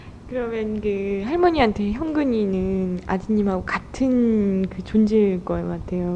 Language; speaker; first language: Korean; native; Korean